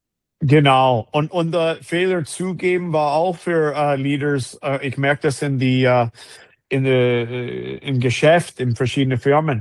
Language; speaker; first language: German; non-native, fluent; English